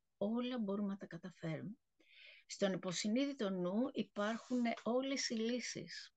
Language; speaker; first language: Greek; native; Greek